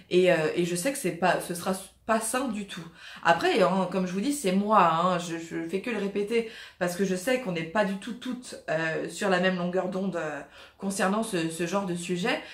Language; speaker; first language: French; native; French